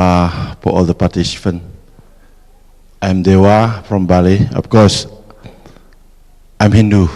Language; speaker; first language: English; non-native, fluent; Indonesian